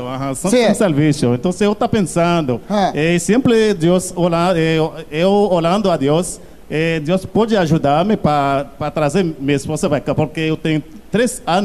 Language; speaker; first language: Portuguese; non-native, learner; Haitian Creole